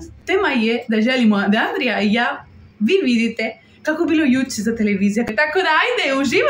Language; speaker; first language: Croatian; non-native, learner; Spanish